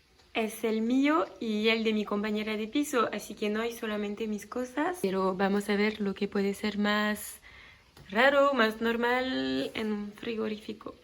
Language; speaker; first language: Spanish; non-native, fluent; French